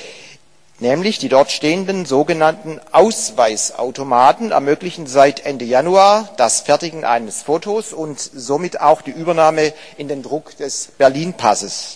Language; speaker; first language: German; native; German